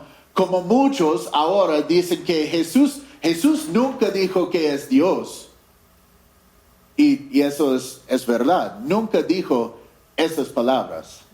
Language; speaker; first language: Spanish; non-native, fluent; English